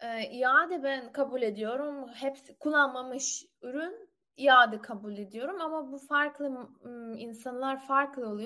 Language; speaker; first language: Turkish; non-native, learner; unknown